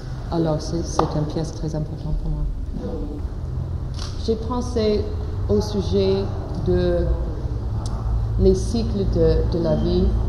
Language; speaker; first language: French; non-native, learner; English